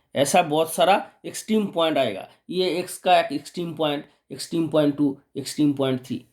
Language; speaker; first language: Hindi; non-native, local second language; Bangla